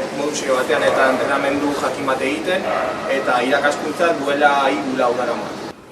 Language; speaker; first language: Basque; early bilingual, other home language; Spanish